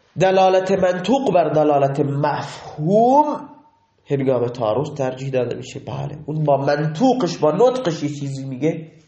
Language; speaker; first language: Persian; non-native, local second language; Baluchi